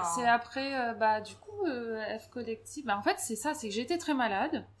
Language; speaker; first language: French; native; French